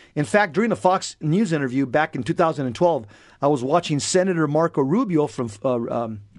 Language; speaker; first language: English; early bilingual, other home language; Spanish